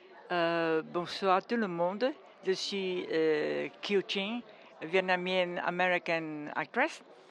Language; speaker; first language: French; non-native, fluent; Vietnamese